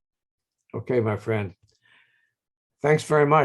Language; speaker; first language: English; native; English